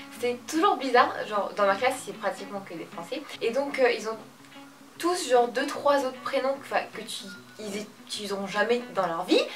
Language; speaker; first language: French; early bilingual, other home language; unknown